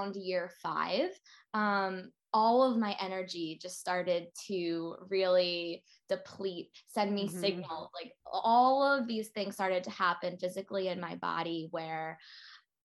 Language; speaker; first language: English; native; English